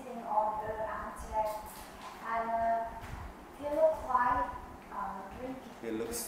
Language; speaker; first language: English; non-native, learner; Vietnamese